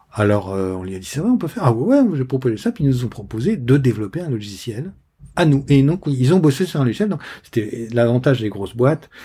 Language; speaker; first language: French; native; French